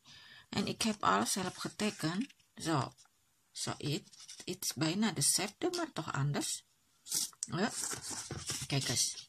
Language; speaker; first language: Dutch; non-native, learner; Indonesian